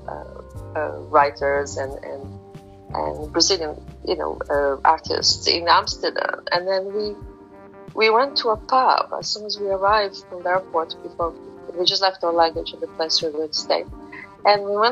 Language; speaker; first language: English; non-native, fluent; Portuguese